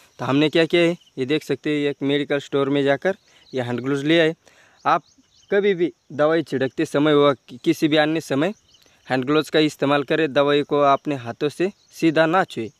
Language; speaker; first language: Hindi; non-native, local second language; Marathi